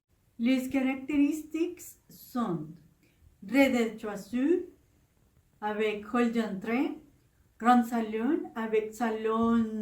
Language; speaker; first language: French; non-native, learner; Spanish